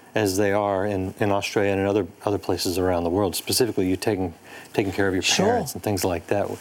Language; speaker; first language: English; native; English